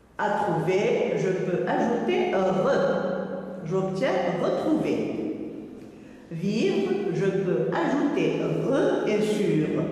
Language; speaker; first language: French; non-native, local second language; Arabic